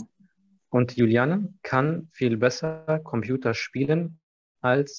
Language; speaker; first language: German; non-native, fluent; Arabic